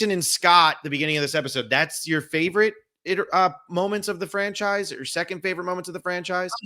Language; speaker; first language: English; native; English